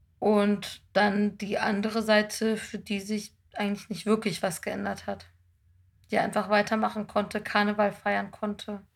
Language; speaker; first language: German; native; German